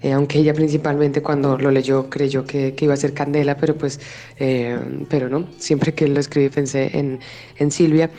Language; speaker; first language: Spanish; native; Spanish